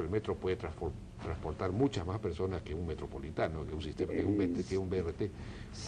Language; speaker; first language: Spanish; native; Spanish